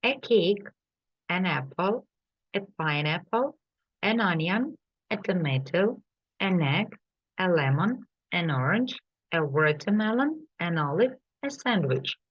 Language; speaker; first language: English; non-native, fluent; Ukrainian